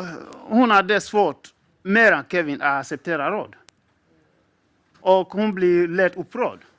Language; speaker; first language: Swedish; non-native, fluent; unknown